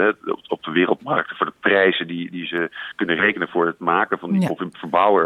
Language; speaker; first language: Dutch; native; Dutch